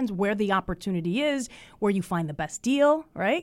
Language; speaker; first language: English; early bilingual, other home language; Spanish